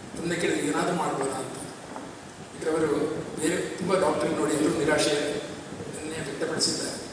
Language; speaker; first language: Kannada; non-native, local second language; Tulu